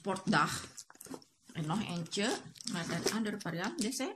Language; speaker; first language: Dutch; non-native, learner; Indonesian